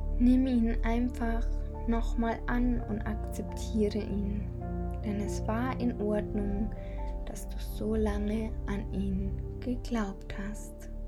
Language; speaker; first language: German; native; German